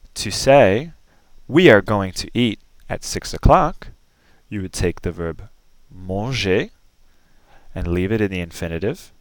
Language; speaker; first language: English; native; English